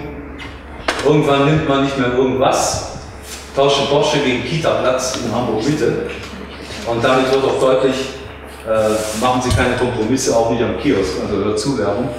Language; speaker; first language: German; native; German